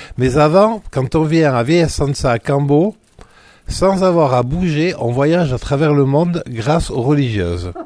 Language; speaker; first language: French; native; French